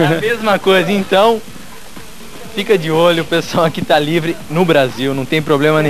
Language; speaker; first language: Portuguese; native; Portuguese